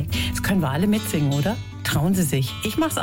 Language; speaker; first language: German; native; German